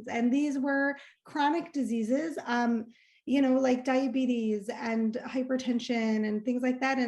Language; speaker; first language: English; native; English